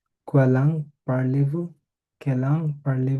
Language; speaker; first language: French; non-native, learner; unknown